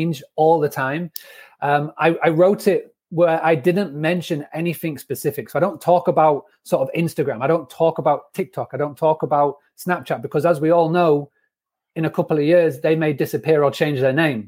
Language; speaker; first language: English; native; English